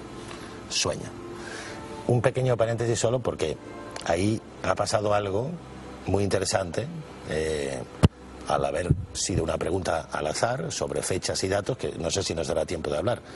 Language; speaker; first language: Spanish; native; Spanish